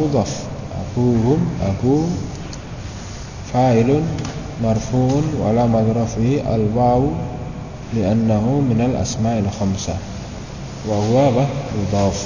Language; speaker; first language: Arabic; non-native, fluent; Indonesian